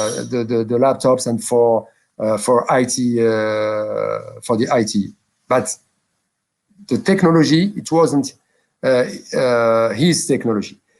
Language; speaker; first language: English; non-native, local second language; French